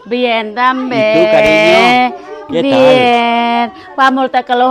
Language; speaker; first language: Spanish; non-native, learner; Indonesian